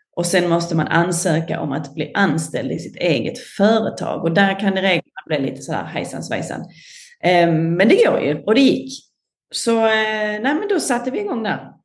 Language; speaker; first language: Swedish; native; Swedish